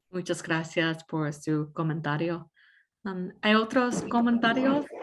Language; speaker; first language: Spanish; non-native, fluent; English